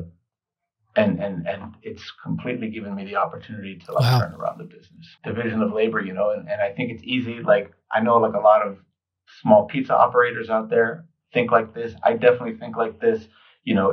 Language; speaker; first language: English; native; English